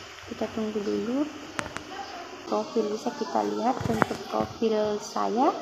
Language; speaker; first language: Indonesian; native; Indonesian